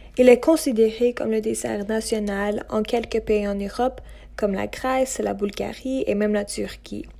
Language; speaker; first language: French; non-native, local second language; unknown